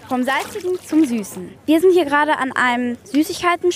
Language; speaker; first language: German; native; German